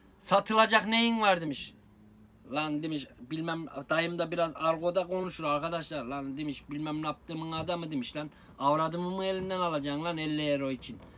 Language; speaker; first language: Turkish; native; Turkish